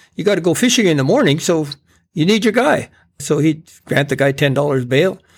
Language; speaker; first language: English; native; English